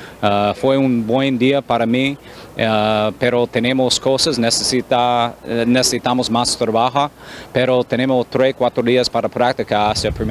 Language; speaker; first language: Spanish; non-native, fluent; English